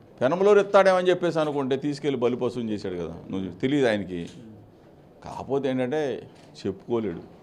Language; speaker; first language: Telugu; native; Telugu